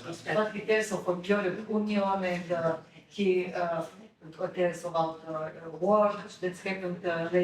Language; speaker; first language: English; non-native, learner; French